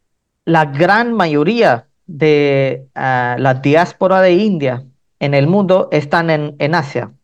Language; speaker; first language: Spanish; non-native, fluent; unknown